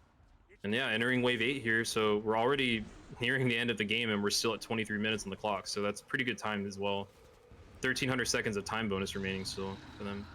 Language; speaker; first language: English; native; English